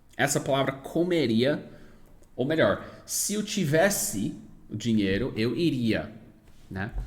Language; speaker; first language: Portuguese; non-native, fluent; English